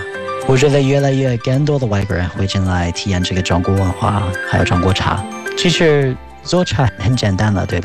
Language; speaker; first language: Chinese; non-native, fluent; English